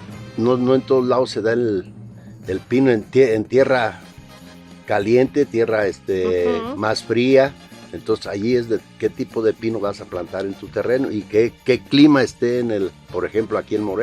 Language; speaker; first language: Spanish; native; Spanish